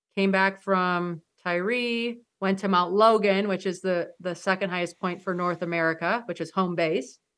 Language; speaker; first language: English; native; English